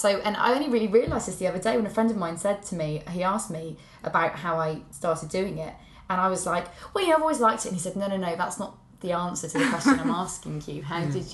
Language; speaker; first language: English; native; English